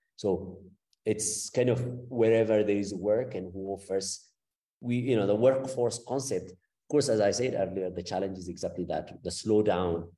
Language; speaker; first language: English; non-native, fluent; Amharic